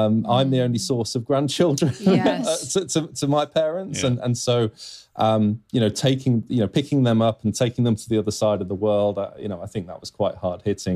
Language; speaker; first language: English; native; English